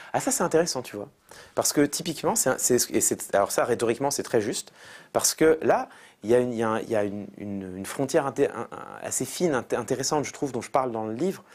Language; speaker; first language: French; native; French